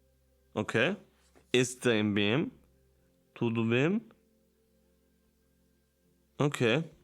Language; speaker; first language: Portuguese; non-native, learner; German